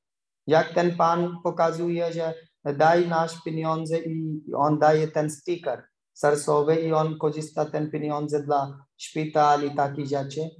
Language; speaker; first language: Polish; non-native, learner; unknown